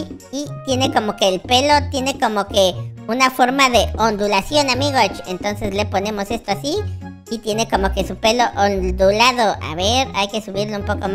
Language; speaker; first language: Spanish; native; Spanish